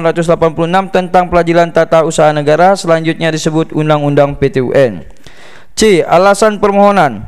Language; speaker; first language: Indonesian; native; Indonesian